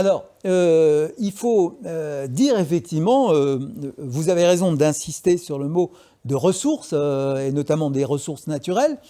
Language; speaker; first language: French; native; French